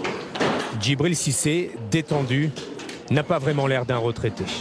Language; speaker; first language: French; native; French